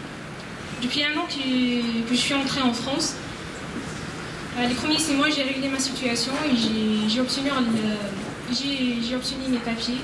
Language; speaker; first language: French; non-native, learner; Arabic